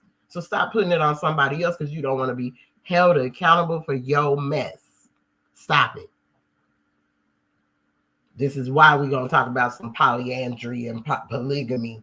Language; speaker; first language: English; native; English